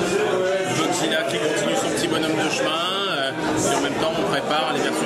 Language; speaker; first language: French; native; French